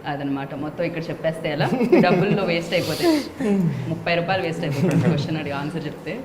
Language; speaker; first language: Telugu; native; Telugu